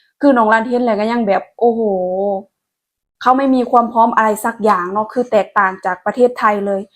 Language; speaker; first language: Thai; non-native, local second language; Lao